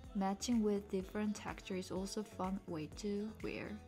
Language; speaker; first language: English; non-native, fluent; Korean